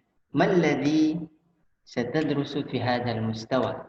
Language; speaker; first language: Arabic; non-native, fluent; Indonesian